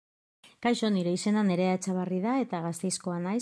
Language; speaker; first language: Basque; non-native, local second language; Spanish